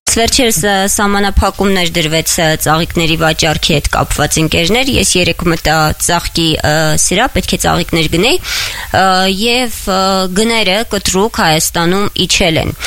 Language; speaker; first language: Armenian; native; Armenian